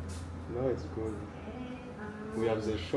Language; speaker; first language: English; non-native, learner; French